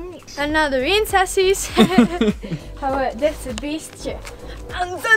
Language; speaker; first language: Dutch; native; Dutch